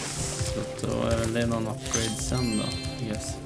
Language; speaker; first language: Swedish; native; Swedish